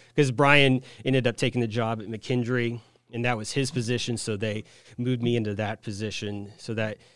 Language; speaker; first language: English; native; English